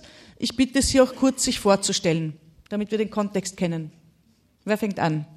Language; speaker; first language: German; native; German